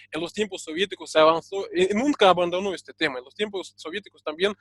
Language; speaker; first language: Spanish; non-native, fluent; Russian